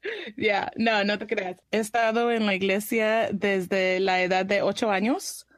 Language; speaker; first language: Spanish; early bilingual, heritage; Spanish